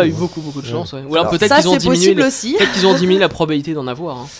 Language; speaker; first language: French; native; French